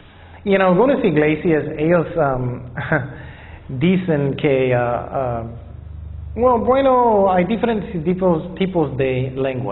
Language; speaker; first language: Spanish; non-native, fluent; English